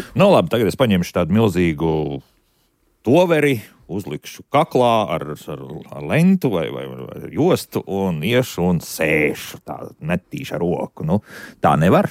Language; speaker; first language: Latvian; native; Latvian